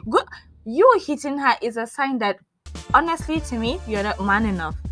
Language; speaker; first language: English; non-native, local second language; Hausa